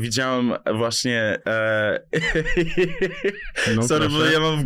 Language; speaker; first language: Polish; early bilingual, heritage; English